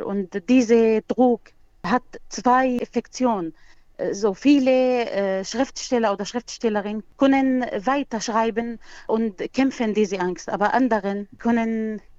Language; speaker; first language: German; non-native, learner; Arabic